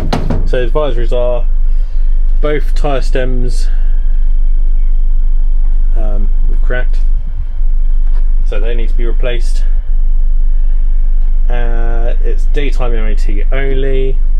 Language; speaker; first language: English; native; English